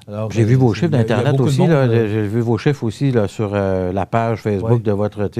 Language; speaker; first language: French; native; French